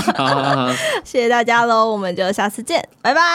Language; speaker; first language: Chinese; native; Chinese